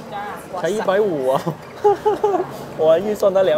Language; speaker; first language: Chinese; native; Chinese